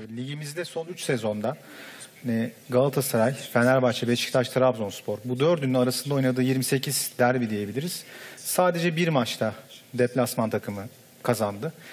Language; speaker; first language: Turkish; native; Turkish